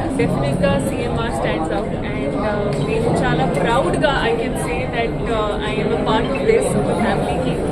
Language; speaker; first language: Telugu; non-native, fluent; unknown